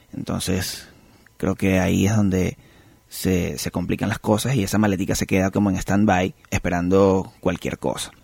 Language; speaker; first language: Spanish; native; Spanish